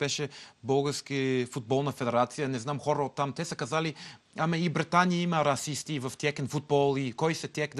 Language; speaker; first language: Bulgarian; non-native, learner; English